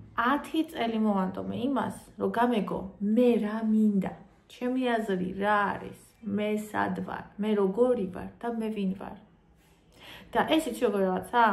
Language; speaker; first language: Georgian; native; Georgian